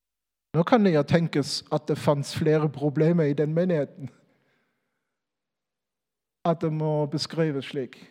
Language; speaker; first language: Norwegian; non-native, fluent; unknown